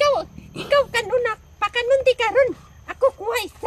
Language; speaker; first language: Cebuano; non-native, local second language; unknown